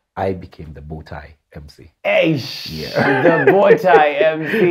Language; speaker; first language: English; non-native, local second language; Swahili